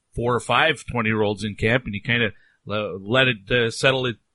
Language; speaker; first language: English; native; English